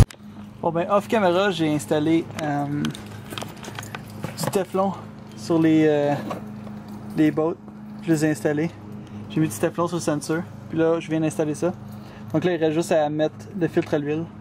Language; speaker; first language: French; native; French